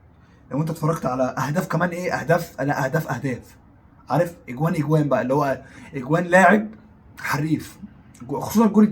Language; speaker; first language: Arabic; native; Arabic